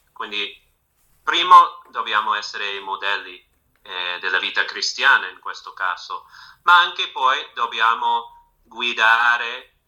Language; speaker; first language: Italian; non-native, fluent; English